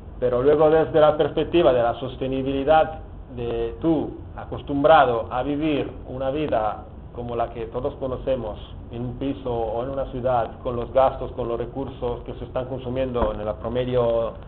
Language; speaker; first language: Spanish; non-native, fluent; Italian